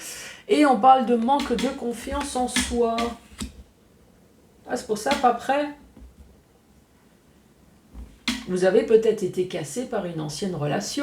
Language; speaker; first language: French; native; French